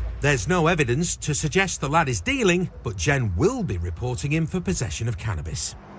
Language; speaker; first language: English; native; English